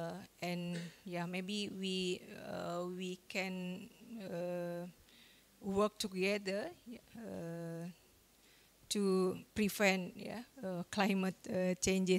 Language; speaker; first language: English; non-native, fluent; Indonesian